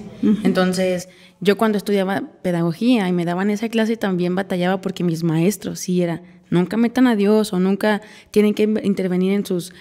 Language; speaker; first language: Spanish; native; Spanish